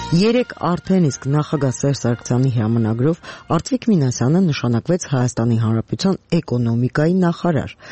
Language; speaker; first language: Armenian; native; Armenian